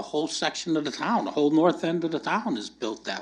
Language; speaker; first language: English; native; English